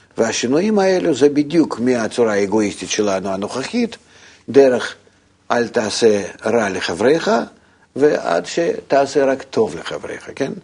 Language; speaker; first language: Hebrew; non-native, fluent; Russian